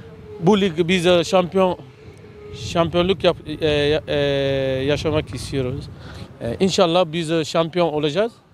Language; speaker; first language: Turkish; non-native, learner; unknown